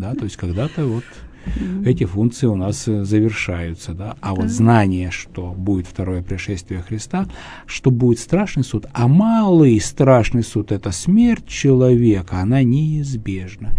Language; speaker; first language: Russian; native; Russian